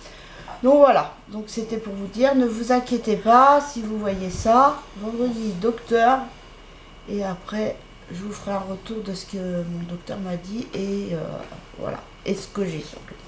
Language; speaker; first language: French; native; French